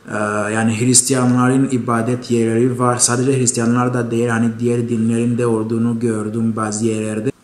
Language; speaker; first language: Turkish; non-native, fluent; Arabic